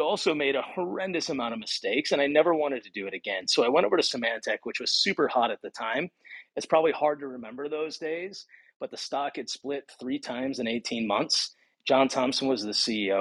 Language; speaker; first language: English; native; English